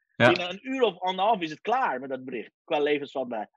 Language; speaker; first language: Dutch; early bilingual, other home language; Persian